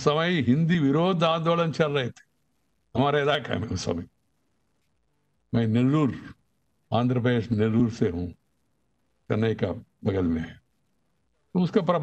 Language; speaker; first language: Hindi; non-native, local second language; Telugu